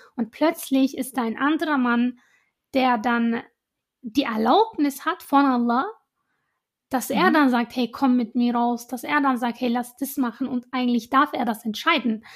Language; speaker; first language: German; early bilingual, other home language; Arabic